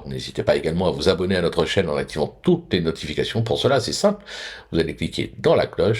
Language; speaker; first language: French; native; French